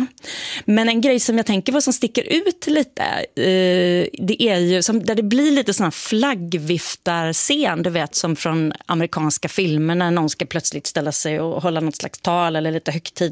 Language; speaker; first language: Swedish; native; Swedish